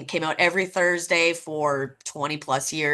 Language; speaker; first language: English; native; English